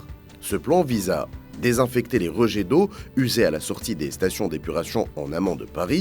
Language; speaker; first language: French; native; French